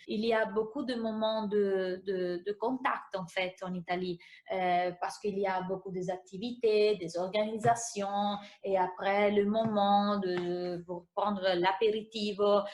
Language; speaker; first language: French; non-native, fluent; Italian